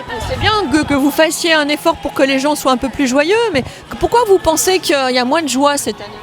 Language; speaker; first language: French; native; French